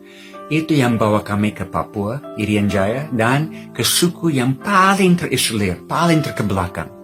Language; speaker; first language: Indonesian; non-native, fluent; English